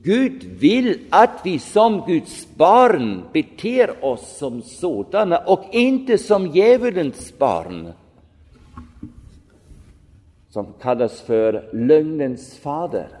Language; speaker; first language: Swedish; non-native, fluent; German